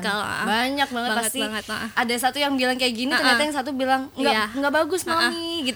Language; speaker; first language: Indonesian; native; Indonesian